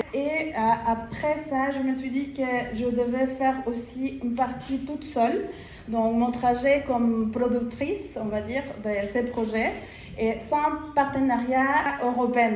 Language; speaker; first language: French; non-native, fluent; Spanish